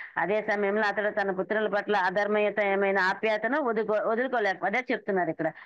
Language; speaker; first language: Telugu; native; Telugu